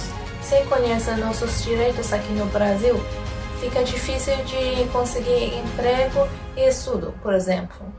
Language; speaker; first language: Portuguese; non-native, fluent; Persian